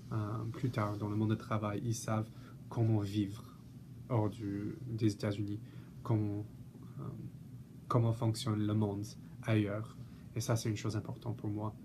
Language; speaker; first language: French; non-native, fluent; English